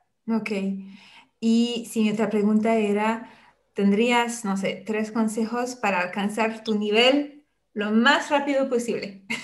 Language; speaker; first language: Spanish; non-native, fluent; French